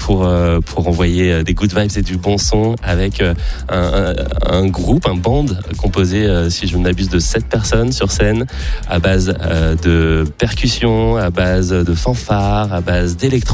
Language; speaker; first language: French; native; French